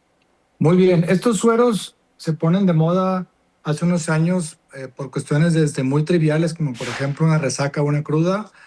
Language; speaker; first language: Spanish; native; Spanish